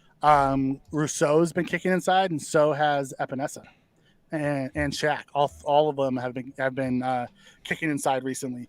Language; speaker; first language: English; native; English